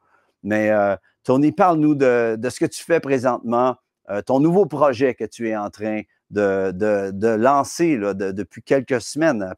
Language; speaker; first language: French; native; French